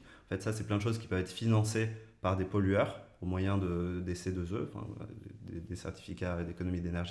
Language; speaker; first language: French; native; French